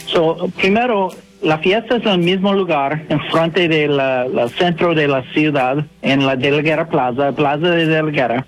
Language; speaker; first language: Spanish; non-native, fluent; English